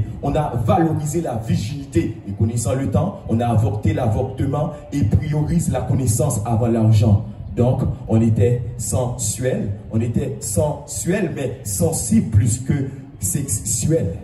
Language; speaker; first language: French; non-native, local second language; Haitian Creole